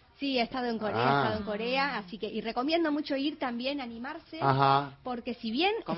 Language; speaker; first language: Spanish; native; Spanish